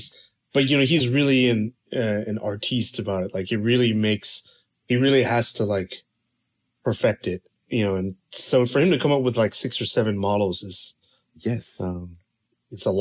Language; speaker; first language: English; native; English